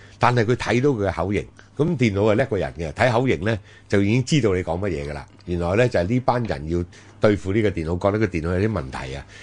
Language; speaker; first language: Cantonese; native; Cantonese